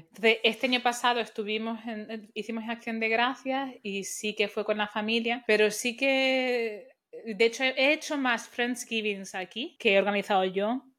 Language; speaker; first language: Spanish; native; Spanish